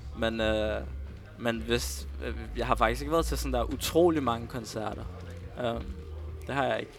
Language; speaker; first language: Danish; early bilingual, other home language; Spanish